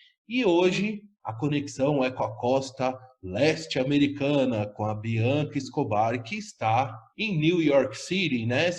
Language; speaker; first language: Portuguese; native; Portuguese